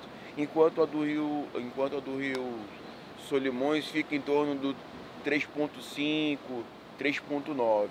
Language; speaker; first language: Portuguese; native; Portuguese